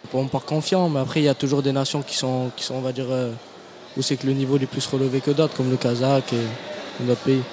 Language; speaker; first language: French; native; French